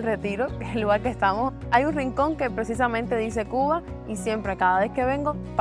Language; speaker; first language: Spanish; native; Spanish